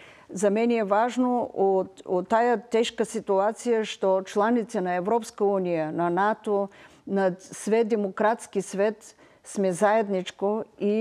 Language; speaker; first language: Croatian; non-native, learner; Bulgarian